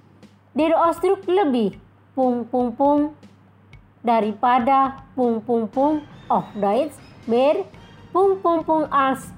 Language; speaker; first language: German; non-native, fluent; Indonesian